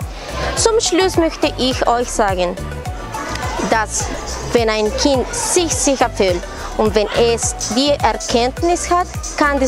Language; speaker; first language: German; non-native, fluent; Spanish